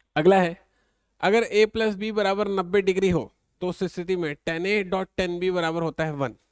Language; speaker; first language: Hindi; native; Hindi